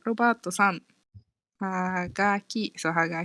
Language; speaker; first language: Japanese; non-native, fluent; Malay